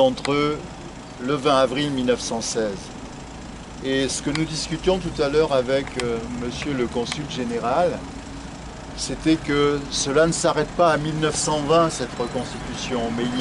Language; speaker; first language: French; native; French